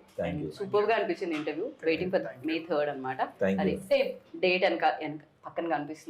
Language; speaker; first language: Telugu; native; Telugu